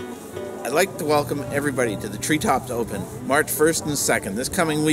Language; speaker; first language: English; native; English